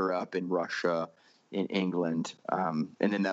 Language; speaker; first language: English; native; English